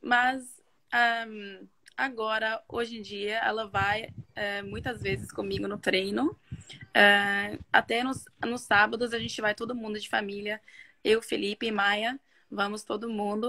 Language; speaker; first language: Portuguese; non-native, fluent; Norwegian